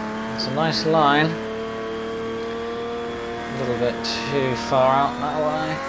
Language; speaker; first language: English; native; English